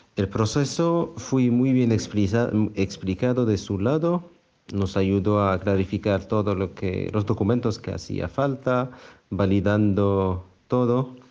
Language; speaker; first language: Spanish; non-native, fluent; Arabic